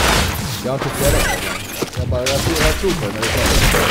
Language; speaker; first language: Swedish; native; Swedish